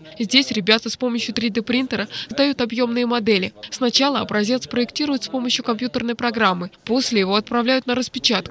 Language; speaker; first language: Russian; native; Russian